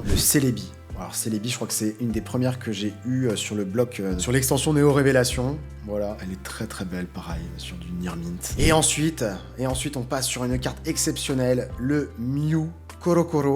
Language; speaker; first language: French; native; French